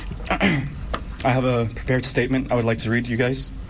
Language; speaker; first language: English; early bilingual, other home language; Spanish